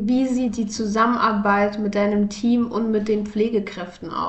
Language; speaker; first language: German; native; German